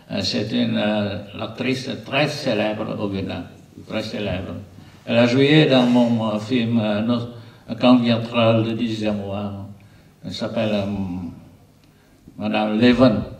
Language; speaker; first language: French; non-native, learner; Vietnamese